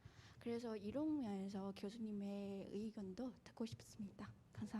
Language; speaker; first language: Korean; non-native, fluent; Chinese